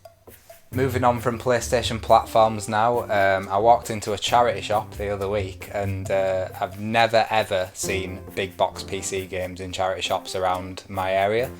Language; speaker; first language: English; native; English